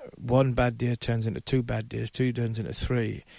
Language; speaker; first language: English; native; English